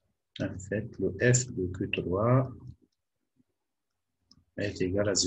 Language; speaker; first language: French; non-native, local second language; Arabic